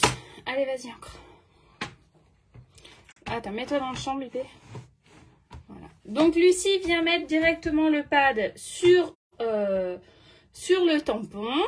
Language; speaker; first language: French; native; French